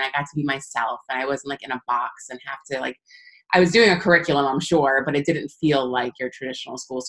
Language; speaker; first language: English; native; English